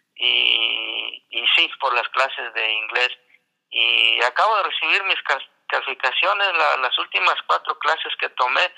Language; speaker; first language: Spanish; native; Spanish